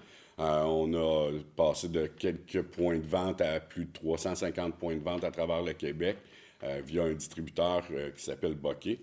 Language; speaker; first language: French; native; French